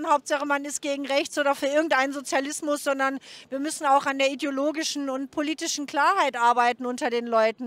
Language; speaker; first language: German; native; German